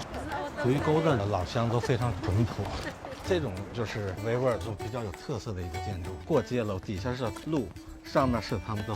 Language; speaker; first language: Chinese; native; Chinese